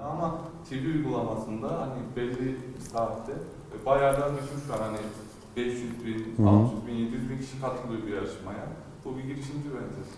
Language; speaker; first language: Turkish; native; Turkish